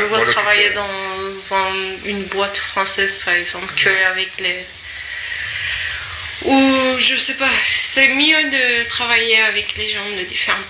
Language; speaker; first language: French; non-native, fluent; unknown